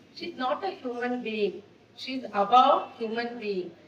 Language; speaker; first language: English; non-native, local second language; Kannada